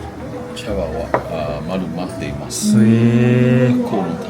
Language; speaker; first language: Japanese; non-native, learner; Chinese